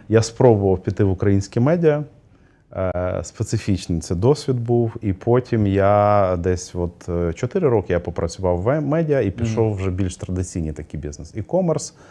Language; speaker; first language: Ukrainian; non-native, local second language; Russian